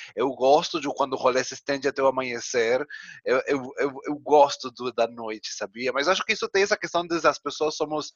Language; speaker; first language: Portuguese; non-native, fluent; Spanish